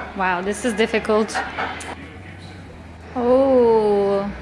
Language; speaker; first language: English; non-native, fluent; Turkish